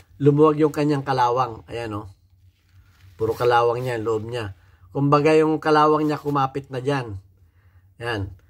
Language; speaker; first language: Filipino; native; Filipino